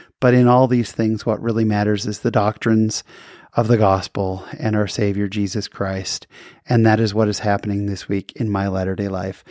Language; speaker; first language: English; native; English